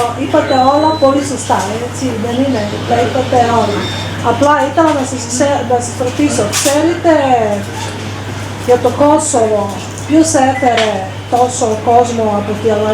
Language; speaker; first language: Greek; non-native, fluent; Serbian